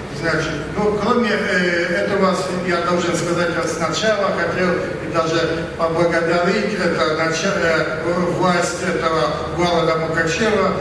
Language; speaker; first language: Russian; non-native, learner; Polish